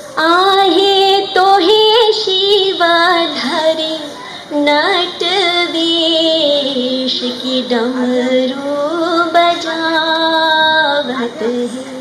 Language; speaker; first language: Hindi; non-native, local second language; Maithili